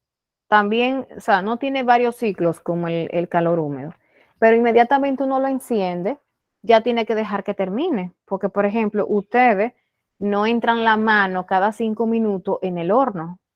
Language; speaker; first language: Spanish; native; Spanish